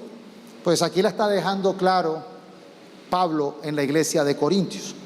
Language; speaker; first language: Spanish; native; Spanish